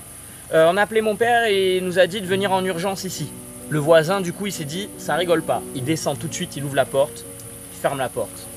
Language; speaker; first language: French; native; French